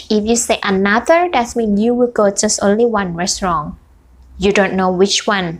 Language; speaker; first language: English; non-native, fluent; Thai